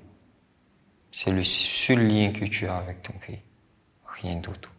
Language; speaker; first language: French; non-native, local second language; Bambara